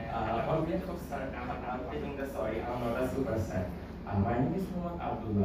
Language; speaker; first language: English; non-native, local second language; Bangla